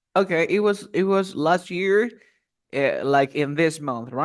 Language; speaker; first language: English; non-native, fluent; Spanish